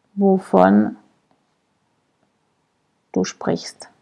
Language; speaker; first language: German; non-native, fluent; French